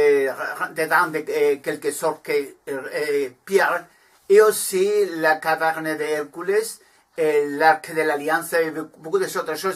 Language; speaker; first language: French; non-native, learner; Spanish